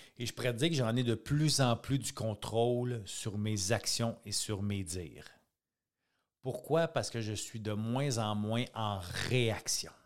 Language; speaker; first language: French; native; French